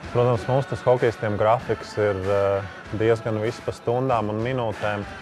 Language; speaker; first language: Latvian; native; Latvian